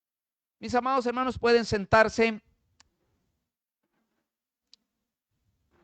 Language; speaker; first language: Spanish; native; Spanish